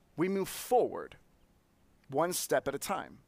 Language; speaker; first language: English; native; English